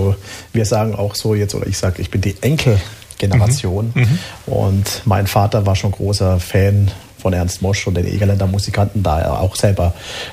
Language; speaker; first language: German; native; German